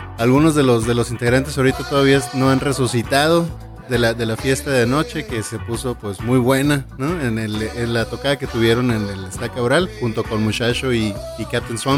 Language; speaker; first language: Spanish; native; Spanish